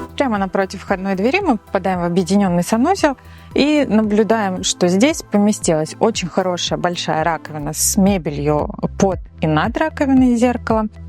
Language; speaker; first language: Russian; native; Russian